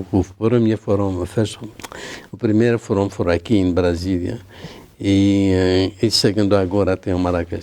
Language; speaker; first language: Portuguese; non-native, learner; Arabic